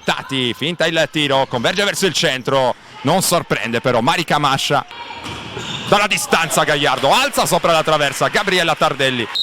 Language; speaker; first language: Italian; native; Italian